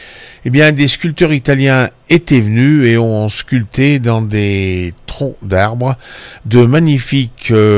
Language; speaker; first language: French; native; French